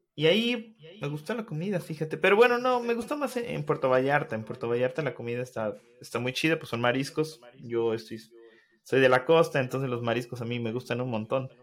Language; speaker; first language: Spanish; native; Spanish